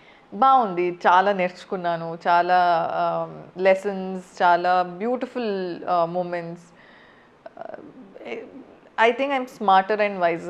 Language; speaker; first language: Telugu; non-native, fluent; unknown